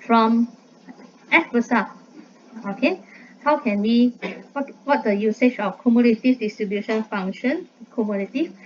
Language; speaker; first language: English; non-native, local second language; Malay